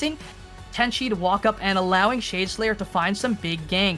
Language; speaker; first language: English; native; English